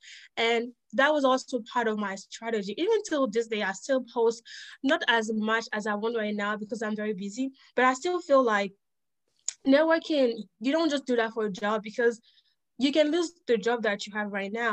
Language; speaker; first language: English; non-native, fluent; French